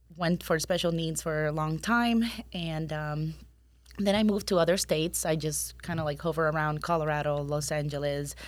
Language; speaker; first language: English; non-native, fluent; Spanish